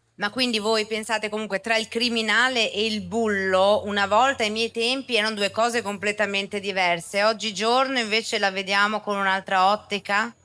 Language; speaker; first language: Italian; native; Italian